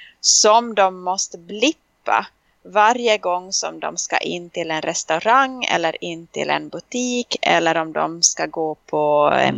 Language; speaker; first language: Swedish; native; Swedish